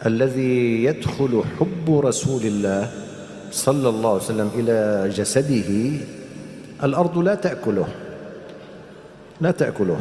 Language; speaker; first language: Arabic; native; Arabic